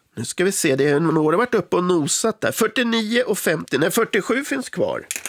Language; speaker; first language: Swedish; native; Swedish